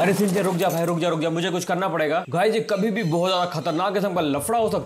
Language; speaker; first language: Hindi; native; Hindi